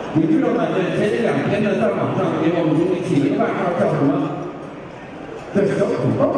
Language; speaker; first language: Chinese; non-native, fluent; English